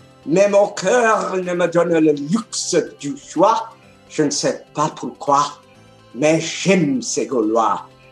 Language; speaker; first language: French; non-native, fluent; English